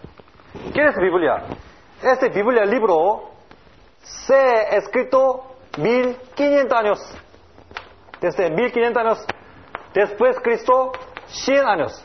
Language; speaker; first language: Spanish; non-native, learner; Korean